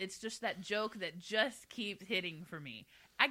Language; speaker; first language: English; native; English